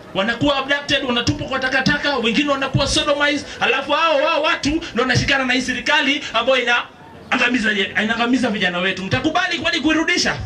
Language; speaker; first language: Swahili; native; Swahili